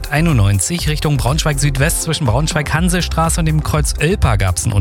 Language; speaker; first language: German; native; German